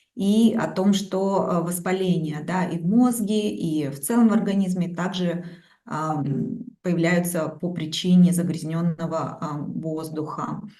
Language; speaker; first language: Russian; native; Russian